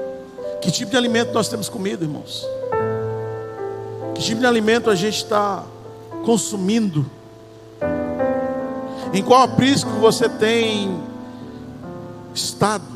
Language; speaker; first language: Portuguese; native; Portuguese